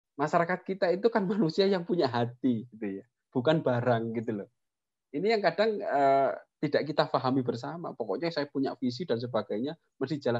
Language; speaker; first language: Indonesian; non-native, local second language; Javanese